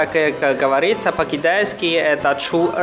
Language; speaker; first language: Russian; non-native, fluent; Chinese